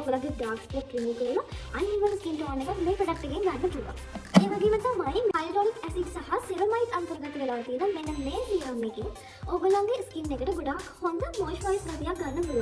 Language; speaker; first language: Sinhala; native; Sinhala